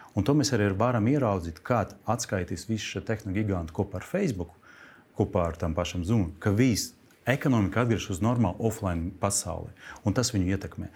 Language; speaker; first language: Latvian; non-native, local second language; Russian